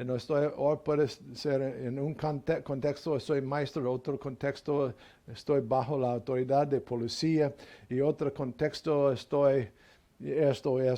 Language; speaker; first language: Spanish; non-native, fluent; English